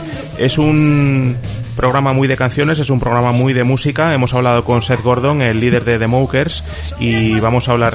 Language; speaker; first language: Spanish; native; Spanish